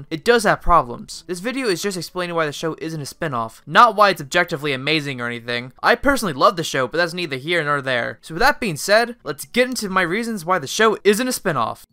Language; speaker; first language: English; native; English